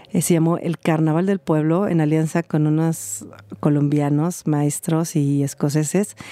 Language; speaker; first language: Spanish; native; Spanish